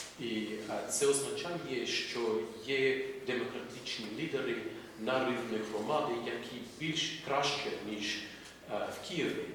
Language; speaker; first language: Ukrainian; non-native, fluent; English